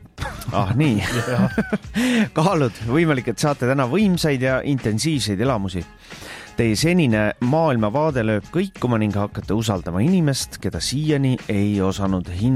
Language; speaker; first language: Estonian; native; Estonian